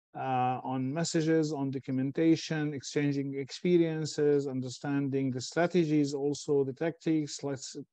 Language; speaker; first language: English; non-native, fluent; Arabic